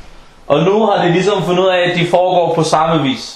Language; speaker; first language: Danish; non-native, fluent; Arabic